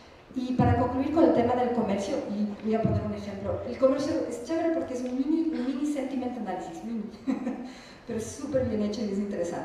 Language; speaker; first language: Spanish; native; Spanish